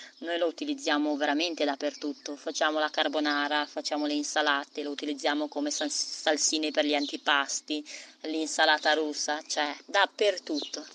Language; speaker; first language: Italian; non-native, fluent; Romanian